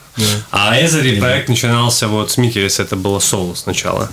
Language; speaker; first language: Russian; native; Russian